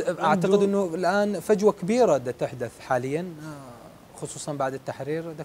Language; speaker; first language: Arabic; native; Arabic